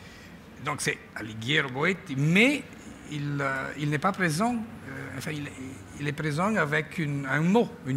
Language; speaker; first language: French; non-native, fluent; Italian